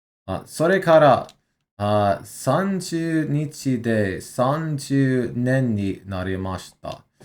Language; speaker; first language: Japanese; non-native, learner; English